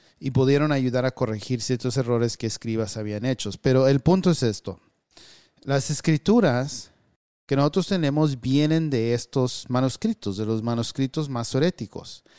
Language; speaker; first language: Spanish; early bilingual, heritage; Spanish